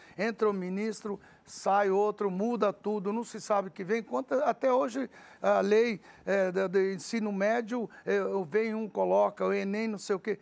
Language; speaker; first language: Portuguese; early bilingual, other home language; Arabic